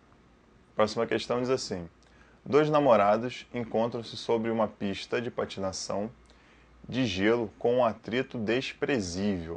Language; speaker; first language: Portuguese; native; Portuguese